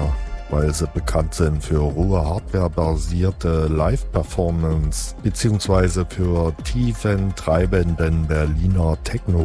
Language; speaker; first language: German; native; German